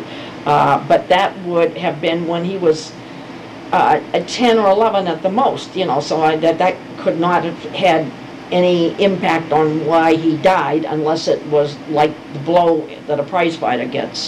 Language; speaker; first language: English; native; English